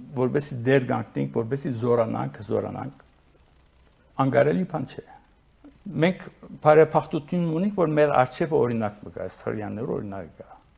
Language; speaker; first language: Armenian; early bilingual, heritage; Armenian